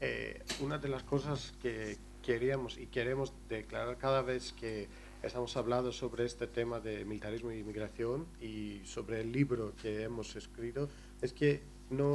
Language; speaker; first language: Spanish; non-native, learner; Greek